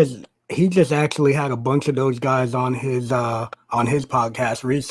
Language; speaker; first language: English; native; English